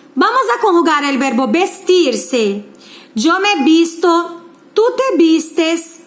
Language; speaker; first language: Spanish; non-native, fluent; Portuguese